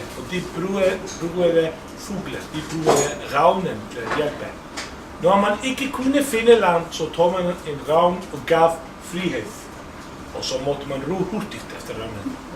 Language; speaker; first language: Danish; non-native, fluent; Icelandic